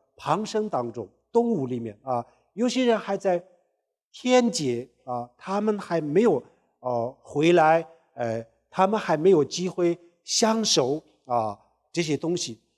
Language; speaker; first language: Chinese; non-native, local second language; Tibetan